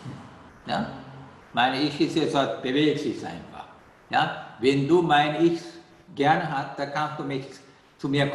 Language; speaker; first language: German; non-native, learner; Sinhala